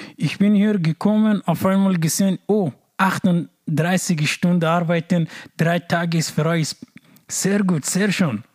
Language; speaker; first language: German; non-native, learner; Persian